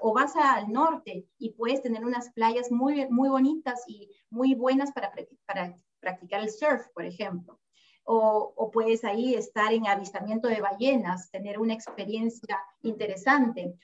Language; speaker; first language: Spanish; native; Spanish